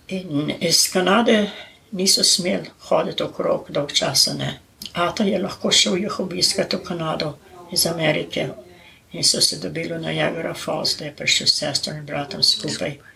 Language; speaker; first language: Slovenian; native; Slovenian